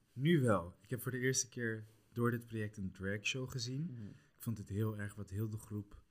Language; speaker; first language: Dutch; early bilingual, other home language; Kabuverdianu